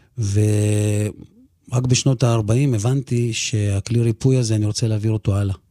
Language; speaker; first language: Hebrew; early bilingual, other home language; Russian